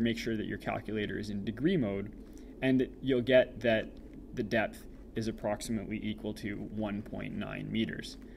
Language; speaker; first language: English; native; English